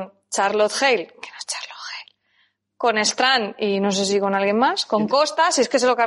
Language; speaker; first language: Spanish; native; Spanish